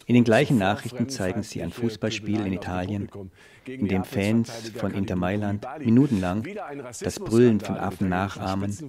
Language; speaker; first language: German; native; German